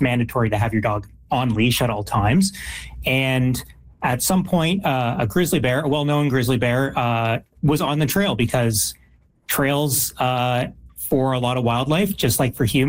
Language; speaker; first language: English; native; English